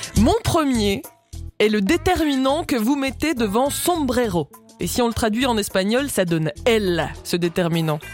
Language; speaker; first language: French; native; French